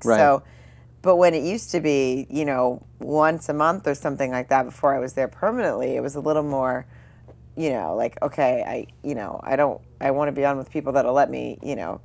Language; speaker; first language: English; native; English